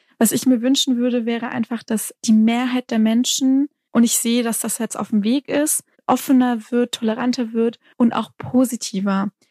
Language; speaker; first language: German; native; German